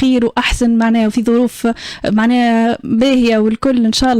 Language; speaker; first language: Arabic; native; Arabic